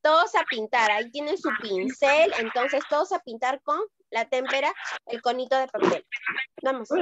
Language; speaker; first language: Spanish; native; Spanish